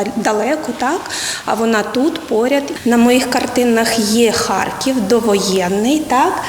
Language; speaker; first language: Ukrainian; native; Ukrainian